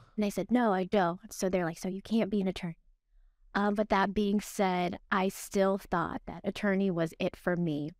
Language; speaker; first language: English; early bilingual, other home language; Filipino